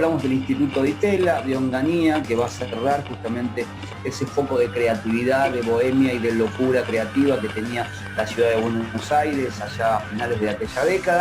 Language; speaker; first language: Spanish; native; Spanish